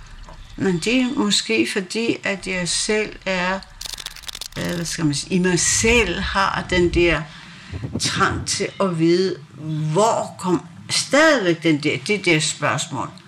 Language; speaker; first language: Danish; non-native, local second language; Kalaallisut